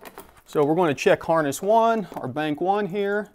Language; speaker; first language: English; native; English